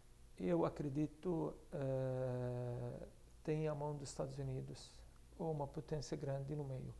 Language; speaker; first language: Portuguese; non-native, fluent; Arabic